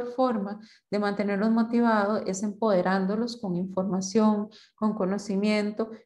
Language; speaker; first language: Spanish; native; Spanish